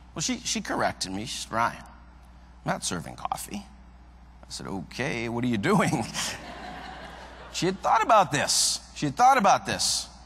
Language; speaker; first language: English; native; English